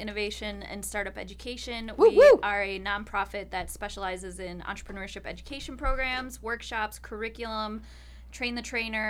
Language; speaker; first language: English; native; English